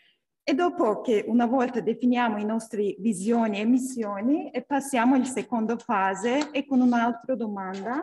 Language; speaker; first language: Italian; non-native, learner; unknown